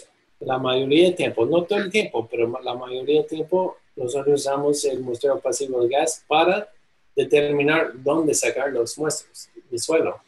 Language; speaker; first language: Spanish; non-native, fluent; English